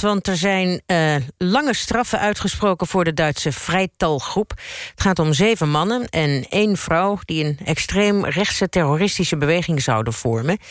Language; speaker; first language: Dutch; native; Dutch